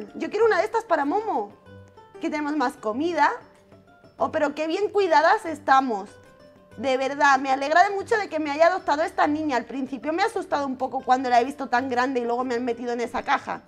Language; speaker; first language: Spanish; native; Spanish